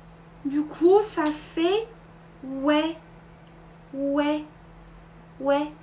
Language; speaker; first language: French; non-native, fluent; Korean